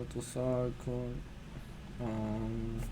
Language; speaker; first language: English; non-native, learner; Spanish